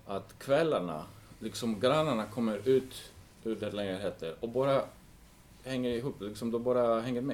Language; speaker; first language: Swedish; non-native, fluent; English